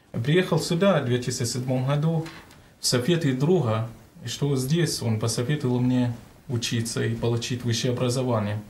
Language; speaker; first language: Russian; non-native, learner; Arabic